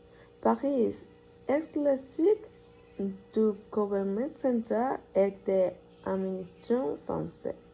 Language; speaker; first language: French; non-native, learner; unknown